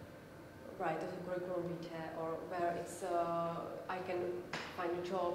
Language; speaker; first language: English; non-native, learner; Czech